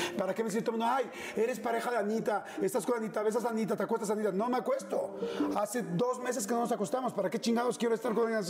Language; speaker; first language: Spanish; native; Spanish